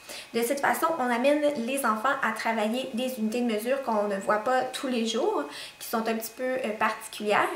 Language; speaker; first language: French; native; French